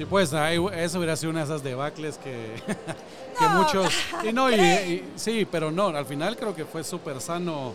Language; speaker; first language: Spanish; native; Spanish